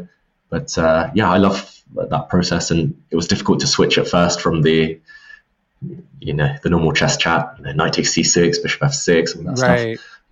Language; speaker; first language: English; native; English